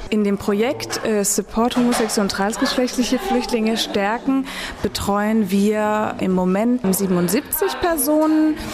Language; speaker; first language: German; native; German